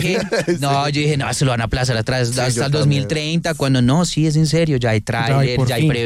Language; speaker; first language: Spanish; native; Spanish